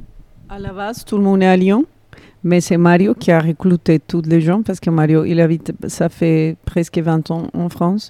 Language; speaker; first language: French; non-native, fluent; Spanish